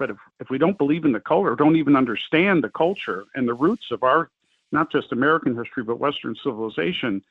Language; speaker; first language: English; native; English